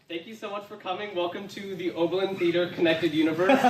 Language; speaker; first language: English; native; English